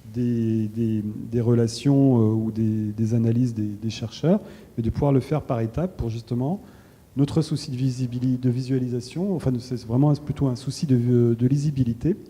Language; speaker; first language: French; native; French